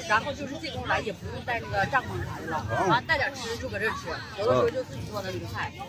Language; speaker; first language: Chinese; native; Chinese